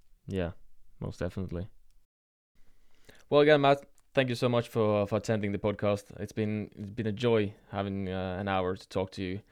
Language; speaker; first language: English; non-native, fluent; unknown